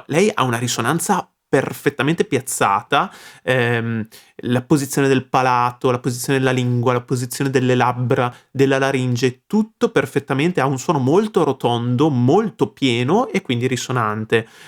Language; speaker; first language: Italian; native; Italian